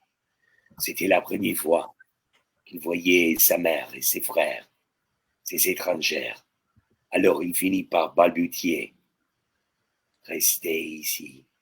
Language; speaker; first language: French; non-native, fluent; Italian